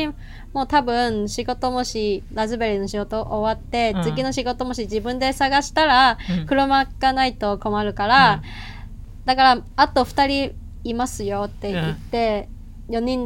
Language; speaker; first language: Japanese; non-native, fluent; Cantonese